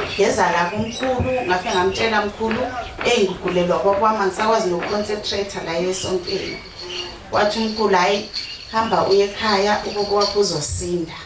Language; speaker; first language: Zulu; native; Zulu